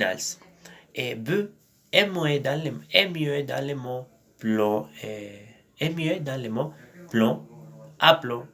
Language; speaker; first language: French; non-native, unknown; Spanish